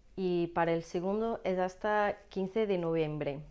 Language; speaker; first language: Spanish; non-native, learner; Portuguese